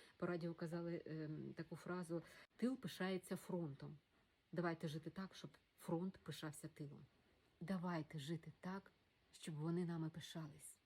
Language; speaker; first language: Ukrainian; native; Ukrainian